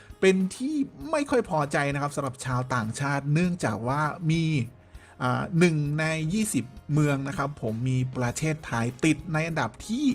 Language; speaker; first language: Thai; native; Thai